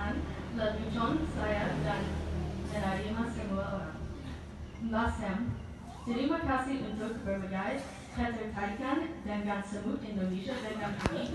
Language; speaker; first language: Indonesian; non-native, learner; English